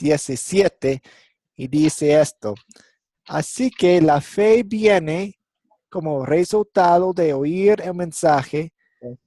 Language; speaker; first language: Spanish; non-native, fluent; English